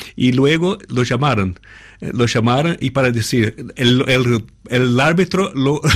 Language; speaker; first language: Spanish; non-native, fluent; Portuguese